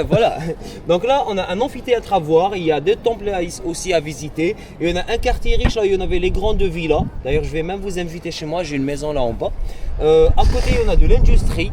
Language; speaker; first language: French; non-native, local second language; Arabic